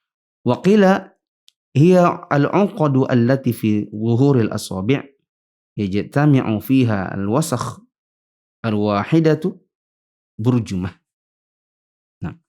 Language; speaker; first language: Arabic; non-native, fluent; Indonesian